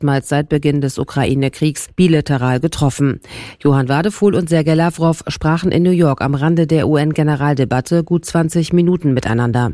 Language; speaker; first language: German; native; German